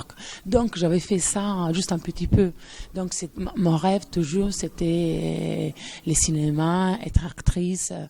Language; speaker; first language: French; non-native, fluent; Italian